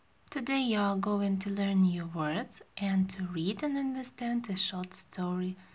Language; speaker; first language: English; non-native, fluent; Russian